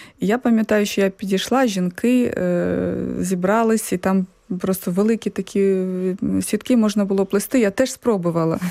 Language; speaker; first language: Ukrainian; native; Ukrainian